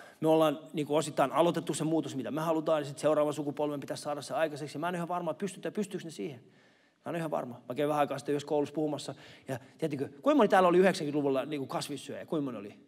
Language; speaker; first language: Finnish; early bilingual, other home language; Persian